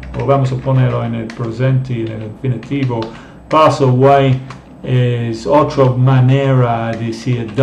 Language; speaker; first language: Spanish; non-native, fluent; English